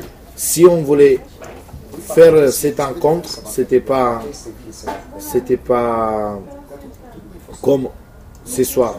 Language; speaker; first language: French; non-native, fluent; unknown